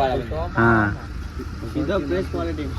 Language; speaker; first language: Hindi; non-native, local second language; Gujarati